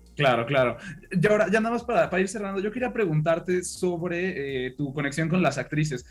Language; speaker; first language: Spanish; native; Spanish